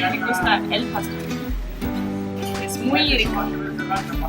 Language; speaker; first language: Spanish; non-native, learner; Faroese